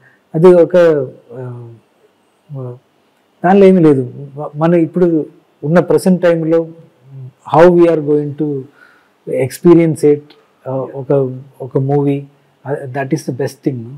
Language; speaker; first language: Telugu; non-native, learner; Malayalam